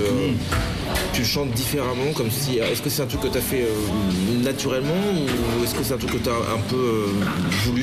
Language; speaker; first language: French; native; French